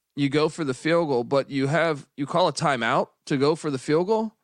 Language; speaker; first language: English; native; English